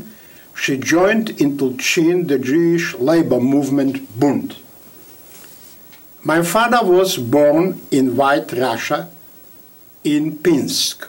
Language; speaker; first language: English; non-native, fluent; Yiddish